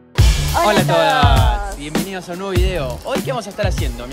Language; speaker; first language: Spanish; native; Spanish